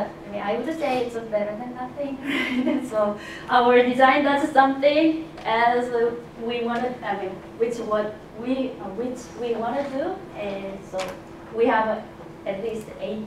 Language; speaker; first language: English; non-native, fluent; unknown